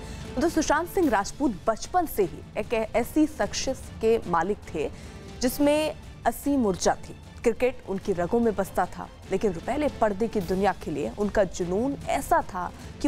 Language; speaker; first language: Hindi; native; Hindi